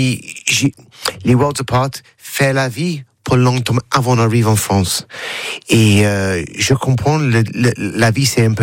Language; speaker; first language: French; non-native, learner; English